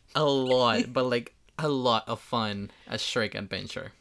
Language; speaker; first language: English; non-native, fluent; Spanish